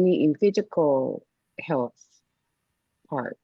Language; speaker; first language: English; non-native, learner; Korean